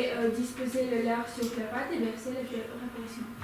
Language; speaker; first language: French; non-native, learner; Ukrainian